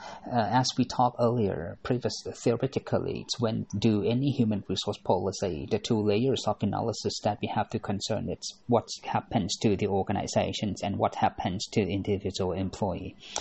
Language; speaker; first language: English; non-native, fluent; Thai